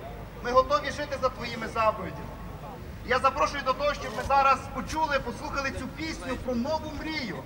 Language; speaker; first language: Ukrainian; native; Ukrainian